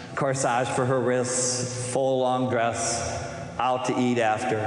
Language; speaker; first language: English; native; English